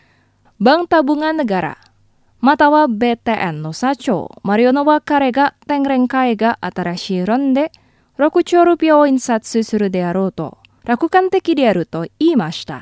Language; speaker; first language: Japanese; non-native, fluent; Indonesian